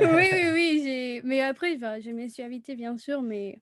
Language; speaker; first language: French; non-native, fluent; Spanish